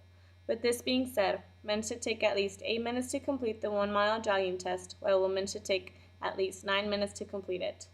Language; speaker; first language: English; native; English